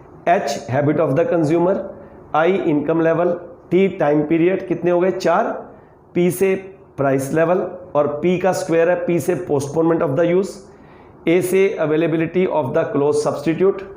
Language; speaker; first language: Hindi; native; Hindi